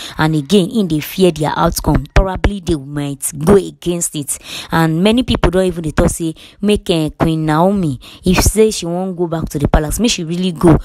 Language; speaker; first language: Nigerian Pidgin; non-native, local second language; Yoruba